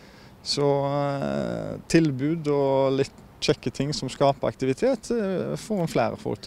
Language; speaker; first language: Norwegian; native; Norwegian